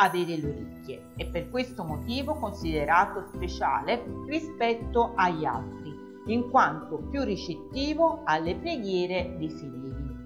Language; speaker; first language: Italian; native; Italian